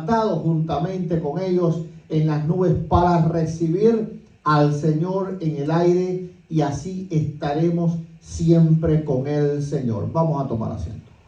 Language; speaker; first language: Spanish; native; Spanish